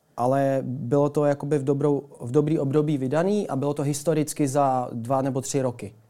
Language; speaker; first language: Czech; early bilingual, other home language; Ukrainian